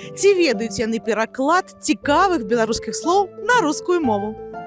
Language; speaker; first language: Belarusian; non-native, local second language; Russian